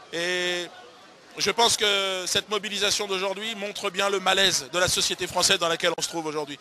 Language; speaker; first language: French; native; French